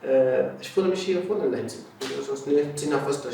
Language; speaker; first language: German; non-native, learner; Arabic